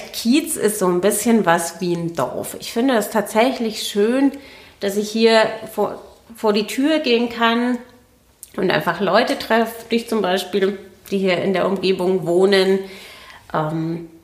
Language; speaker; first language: German; native; German